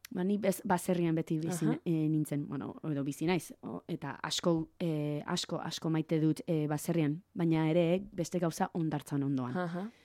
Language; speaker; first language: Basque; non-native, learner; English